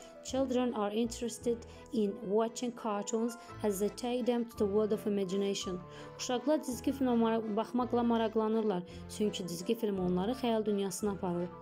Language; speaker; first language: English; non-native, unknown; Azerbaijani